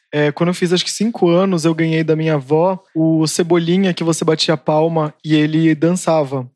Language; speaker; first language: Portuguese; native; Portuguese